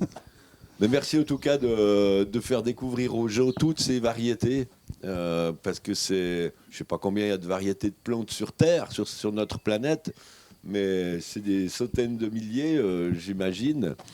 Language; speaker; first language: French; native; French